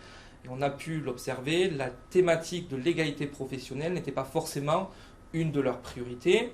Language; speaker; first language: French; native; French